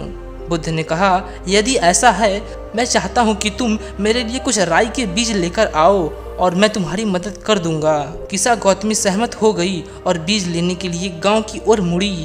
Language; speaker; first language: Hindi; native; Hindi